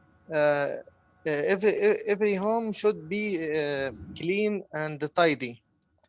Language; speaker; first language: English; non-native, learner; Arabic